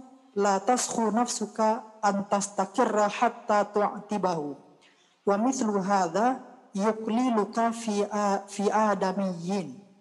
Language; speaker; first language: Arabic; non-native, fluent; Indonesian